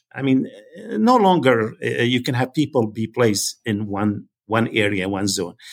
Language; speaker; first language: English; non-native, fluent; Arabic